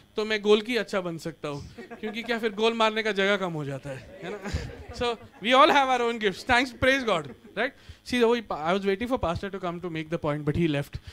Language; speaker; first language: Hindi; non-native, local second language; Marathi